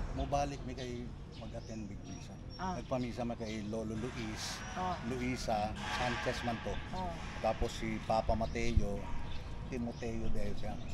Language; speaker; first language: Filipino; non-native, local second language; Cebuano